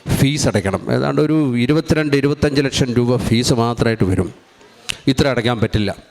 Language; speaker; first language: Malayalam; native; Malayalam